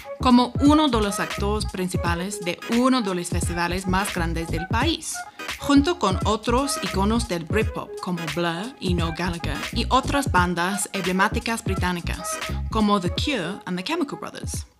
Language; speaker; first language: Spanish; non-native, fluent; English